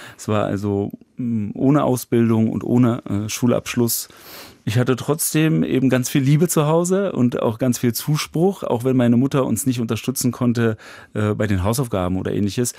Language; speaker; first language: German; native; German